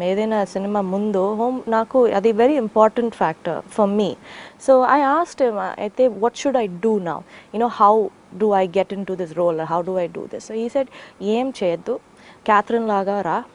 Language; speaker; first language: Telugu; non-native, learner; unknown